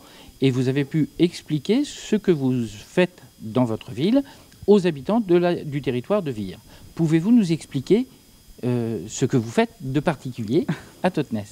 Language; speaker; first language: French; native; French